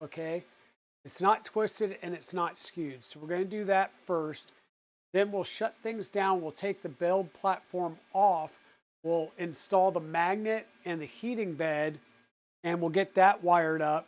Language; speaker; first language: English; native; English